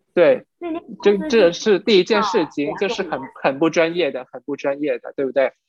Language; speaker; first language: Chinese; non-native, fluent; Vietnamese